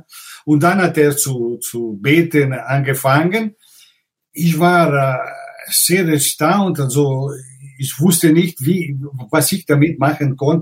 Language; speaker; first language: German; non-native, fluent; Italian